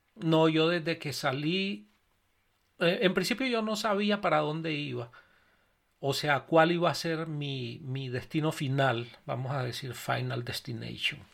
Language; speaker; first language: Spanish; native; Spanish